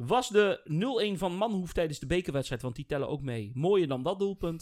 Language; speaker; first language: Dutch; native; Dutch